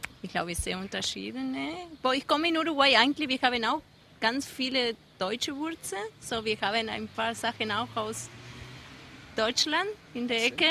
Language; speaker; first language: German; non-native, learner; Spanish